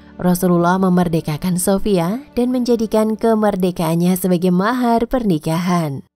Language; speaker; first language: Indonesian; native; Indonesian